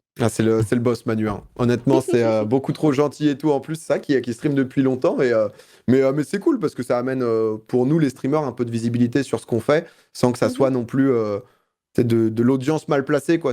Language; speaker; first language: French; native; French